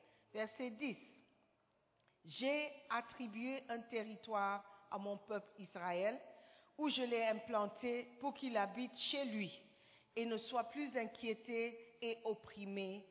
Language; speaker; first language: French; non-native, fluent; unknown